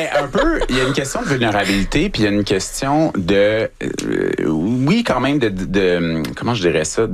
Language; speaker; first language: French; native; French